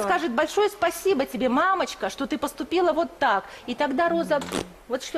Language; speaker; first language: Russian; native; Russian